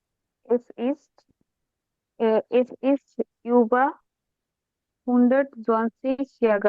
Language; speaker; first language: German; non-native, learner; Bangla